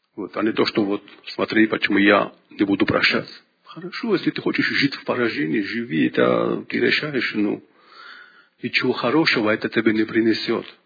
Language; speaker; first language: Russian; non-native, local second language; Georgian